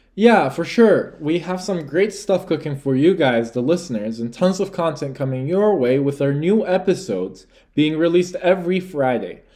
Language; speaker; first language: English; early bilingual, other home language; Turkish